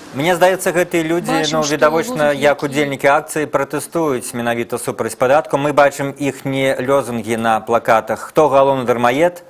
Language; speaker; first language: Belarusian; native; Belarusian